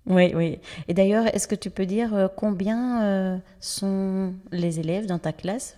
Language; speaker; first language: French; native; French